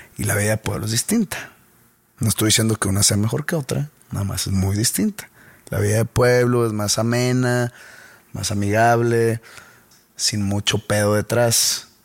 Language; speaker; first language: Spanish; native; Spanish